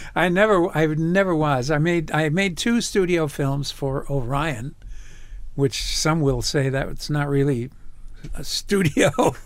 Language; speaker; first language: English; native; English